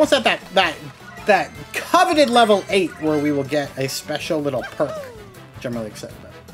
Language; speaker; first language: English; native; English